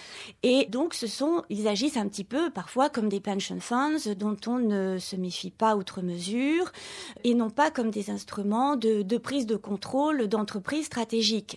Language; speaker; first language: French; native; French